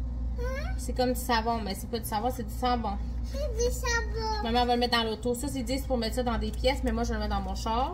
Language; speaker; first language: French; native; French